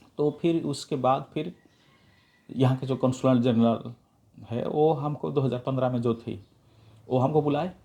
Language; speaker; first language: Hindi; non-native, local second language; Odia